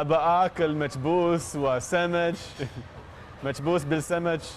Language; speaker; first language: Arabic; non-native, learner; English